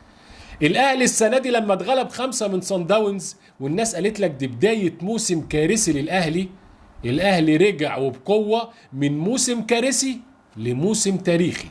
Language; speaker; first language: Arabic; native; Arabic